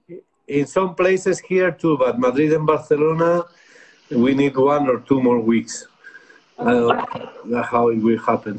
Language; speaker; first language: English; non-native, fluent; Spanish